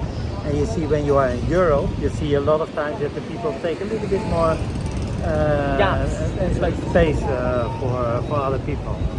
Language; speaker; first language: English; non-native, learner; Dutch